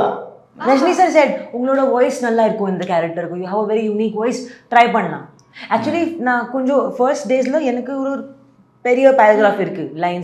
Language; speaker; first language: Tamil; non-native, learner; Hindi